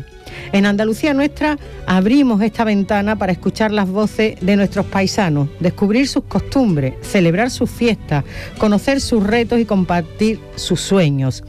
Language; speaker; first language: Spanish; native; Spanish